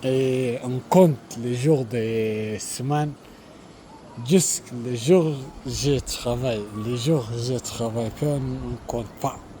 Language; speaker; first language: French; non-native, learner; Arabic